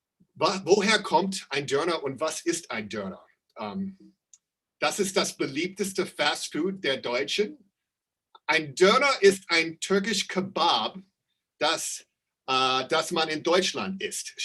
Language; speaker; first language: German; non-native, fluent; English